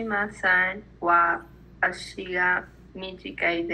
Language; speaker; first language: Japanese; non-native, learner; Spanish